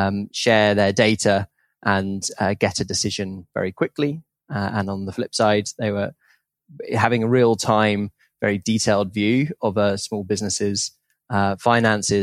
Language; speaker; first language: English; native; English